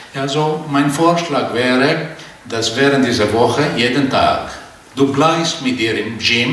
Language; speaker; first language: German; non-native, fluent; Portuguese